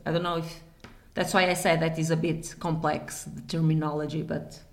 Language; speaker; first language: English; non-native, fluent; Portuguese